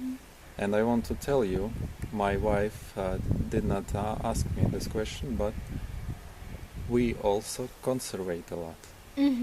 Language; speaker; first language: English; non-native, learner; Ukrainian